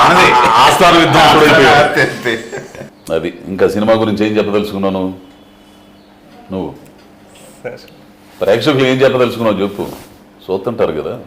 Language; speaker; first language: Telugu; native; Telugu